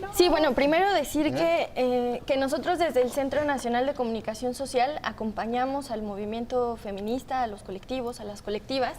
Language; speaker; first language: Spanish; native; Spanish